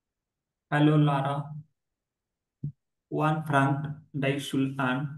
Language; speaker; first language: German; non-native, learner; Marathi